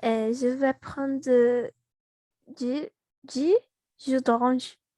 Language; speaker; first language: French; non-native, learner; Portuguese